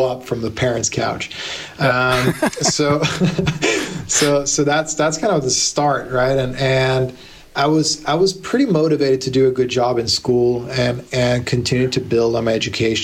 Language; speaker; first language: English; native; English